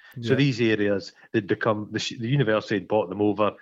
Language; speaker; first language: English; native; English